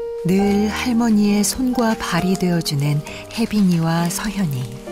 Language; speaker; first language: Korean; native; Korean